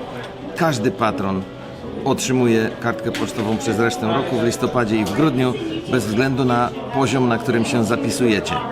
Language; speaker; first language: Polish; native; Polish